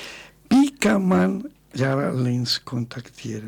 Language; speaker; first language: German; non-native, fluent; Spanish